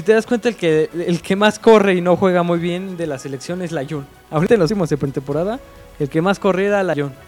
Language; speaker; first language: Spanish; native; Spanish